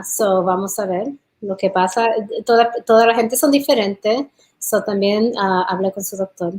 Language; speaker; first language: Spanish; early bilingual, heritage; English